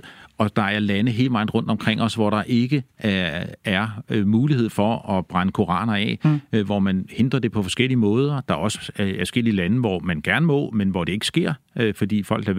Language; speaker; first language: Danish; native; Danish